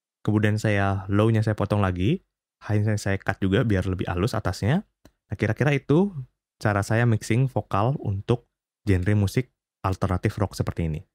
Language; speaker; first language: Indonesian; native; Indonesian